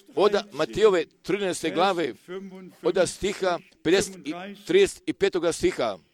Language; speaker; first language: Croatian; early bilingual, heritage; Croatian